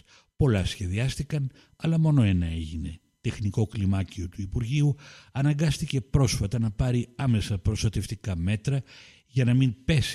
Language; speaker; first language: Greek; native; Greek